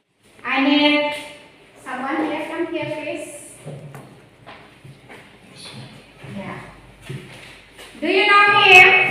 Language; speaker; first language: English; non-native, learner; Indonesian